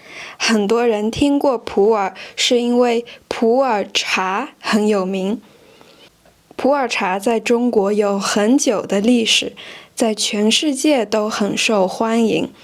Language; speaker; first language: Chinese; non-native, fluent; French